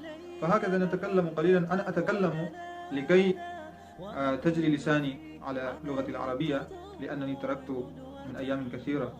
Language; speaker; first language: Arabic; non-native, fluent; Pashto